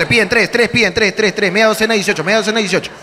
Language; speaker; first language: Spanish; native; Spanish